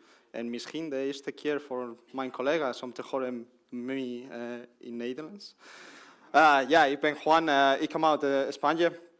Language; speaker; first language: Dutch; non-native, learner; Spanish